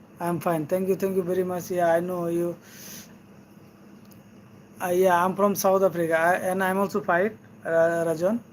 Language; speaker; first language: Hindi; non-native, learner; Bangla